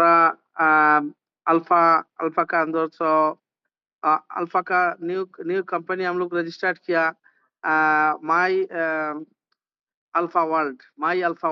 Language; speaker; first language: Hindi; non-native, learner; Bangla